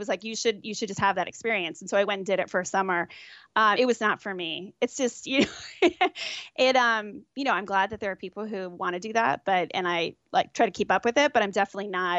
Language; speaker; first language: English; native; English